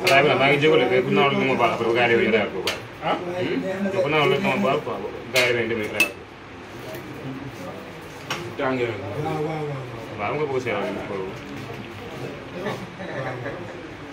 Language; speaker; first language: Turkish; non-native, learner; French